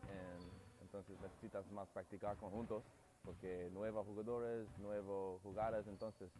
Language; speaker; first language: Spanish; non-native, learner; English